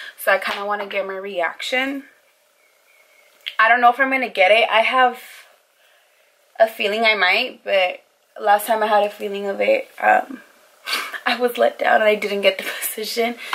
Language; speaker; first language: English; early bilingual, other home language; Spanish